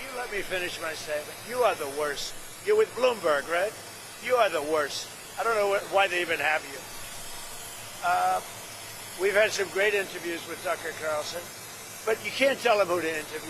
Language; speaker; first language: English; native; English